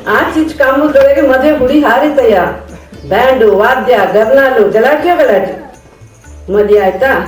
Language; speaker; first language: Kannada; native; Kannada